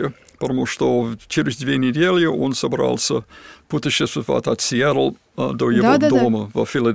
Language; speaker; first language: Russian; non-native, fluent; English